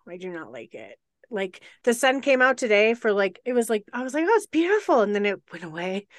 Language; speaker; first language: English; native; English